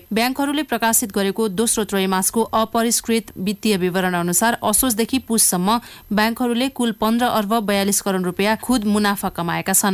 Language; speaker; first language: Nepali; native; Nepali